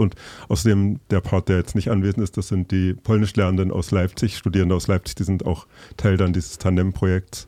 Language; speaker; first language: German; native; German